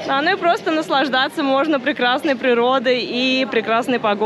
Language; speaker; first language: Russian; native; Russian